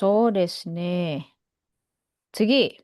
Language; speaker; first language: Japanese; non-native, fluent; Indonesian